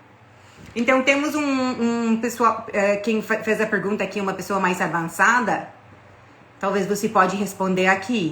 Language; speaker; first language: Portuguese; non-native, fluent; English